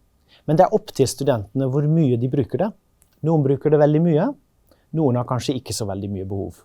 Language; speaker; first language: Norwegian; non-native, fluent; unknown